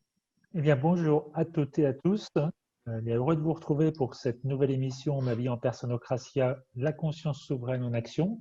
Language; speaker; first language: French; native; French